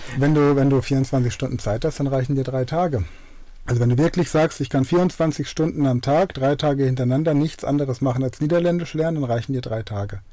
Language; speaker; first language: German; native; German